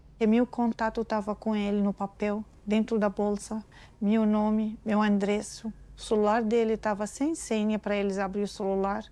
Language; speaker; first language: Portuguese; non-native, learner; Arabic